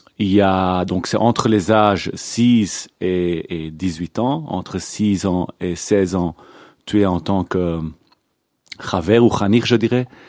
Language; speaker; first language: French; non-native, local second language; Hebrew